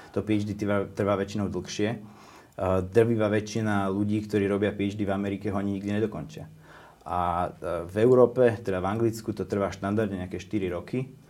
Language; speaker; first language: Slovak; native; Slovak